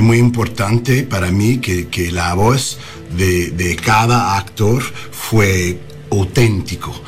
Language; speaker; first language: Spanish; non-native, learner; English